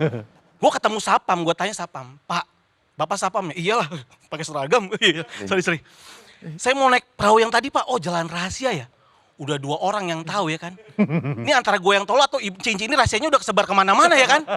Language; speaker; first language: Indonesian; native; Indonesian